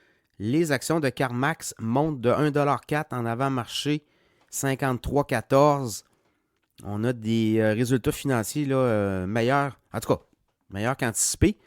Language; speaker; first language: French; native; French